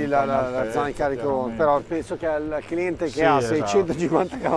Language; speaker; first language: Italian; native; Italian